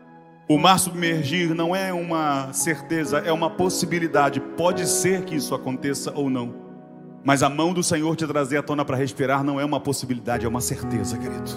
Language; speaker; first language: Portuguese; native; Portuguese